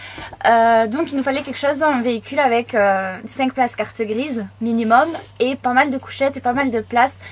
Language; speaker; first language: French; native; French